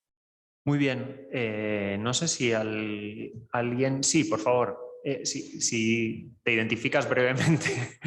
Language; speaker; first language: Spanish; native; Spanish